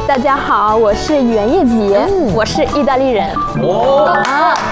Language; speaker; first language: Chinese; non-native, fluent; Italian